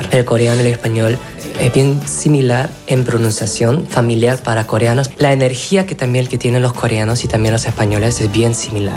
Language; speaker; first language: Spanish; non-native, fluent; Korean